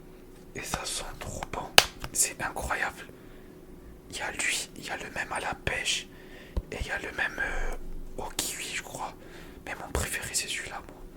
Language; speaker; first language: French; native; French